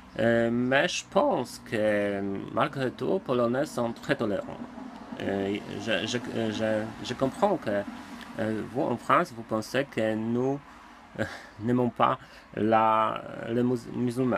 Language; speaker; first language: French; non-native, learner; Polish